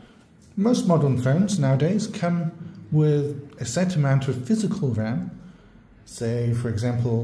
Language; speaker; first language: English; native; English